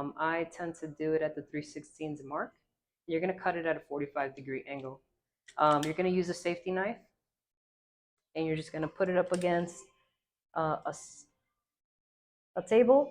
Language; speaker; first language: English; native; English